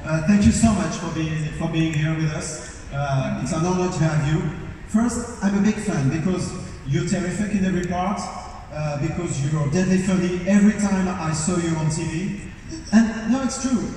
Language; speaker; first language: English; non-native, fluent; French